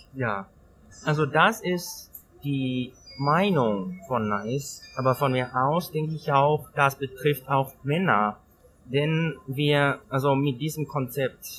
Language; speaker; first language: German; non-native, learner; Thai